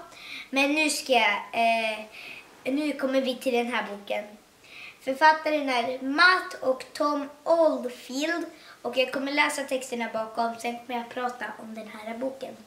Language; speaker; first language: Swedish; early bilingual, other home language; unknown